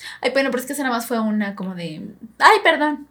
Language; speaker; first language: Spanish; native; Spanish